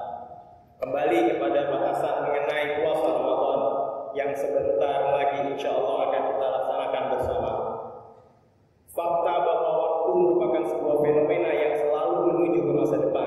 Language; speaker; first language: Indonesian; native; Indonesian